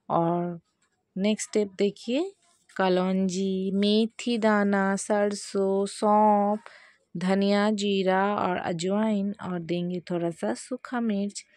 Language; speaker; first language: Hindi; non-native, local second language; Bangla